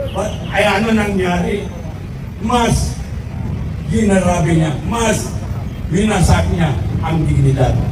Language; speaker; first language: Filipino; non-native, local second language; Iloko